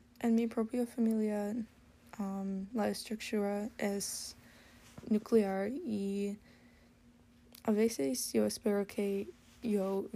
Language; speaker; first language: Spanish; non-native, learner; English